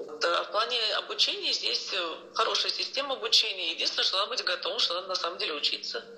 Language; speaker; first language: Russian; native; Russian